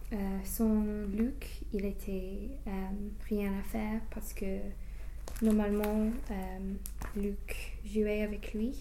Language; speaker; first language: French; non-native, learner; English